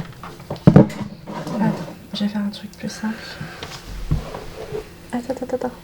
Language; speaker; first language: French; native; French